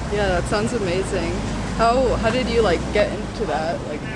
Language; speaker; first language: English; non-native, local second language; Cantonese